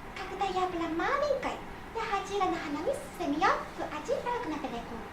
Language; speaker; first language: Russian; non-native, fluent; Japanese